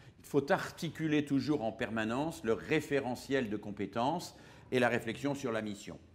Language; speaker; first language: French; native; French